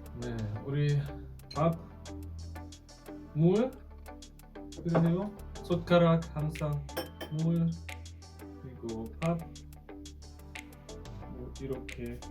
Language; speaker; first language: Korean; non-native, learner; German